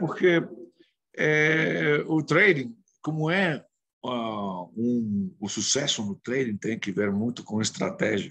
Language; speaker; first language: Portuguese; non-native, fluent; Spanish